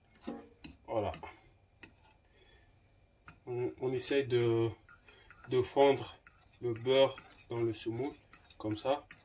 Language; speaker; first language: French; non-native, local second language; Arabic